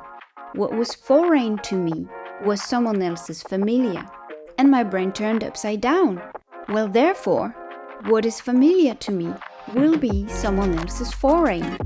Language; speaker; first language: English; non-native, fluent; French